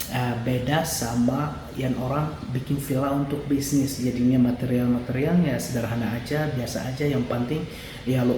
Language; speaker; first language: Indonesian; non-native, fluent; Arabic